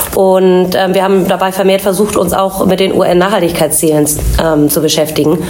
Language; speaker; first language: German; native; German